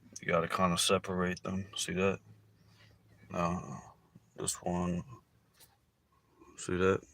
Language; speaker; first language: English; native; English